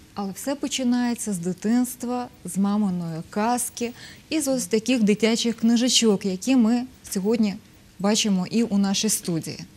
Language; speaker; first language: Ukrainian; native; Ukrainian